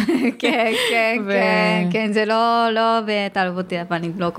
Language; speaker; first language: Hebrew; non-native, learner; Japanese